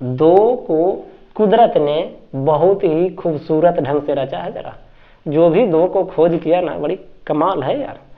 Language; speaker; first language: Hindi; native; Hindi